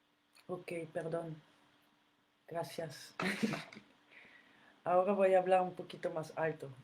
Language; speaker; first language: Spanish; non-native, fluent; French